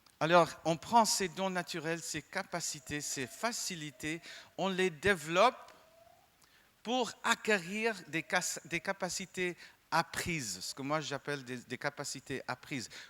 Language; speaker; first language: French; non-native, fluent; English